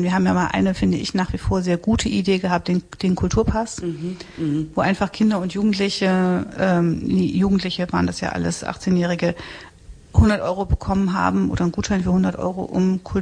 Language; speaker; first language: German; native; German